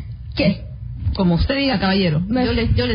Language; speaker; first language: Spanish; native; Spanish